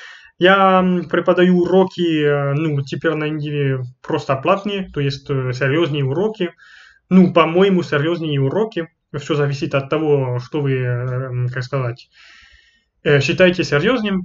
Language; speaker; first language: Russian; non-native, fluent; French